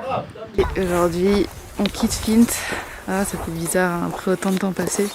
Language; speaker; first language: French; native; French